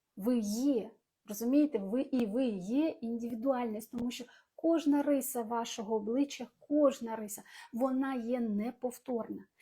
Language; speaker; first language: Ukrainian; non-native, local second language; Russian